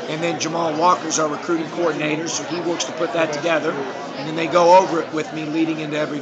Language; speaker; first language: English; native; English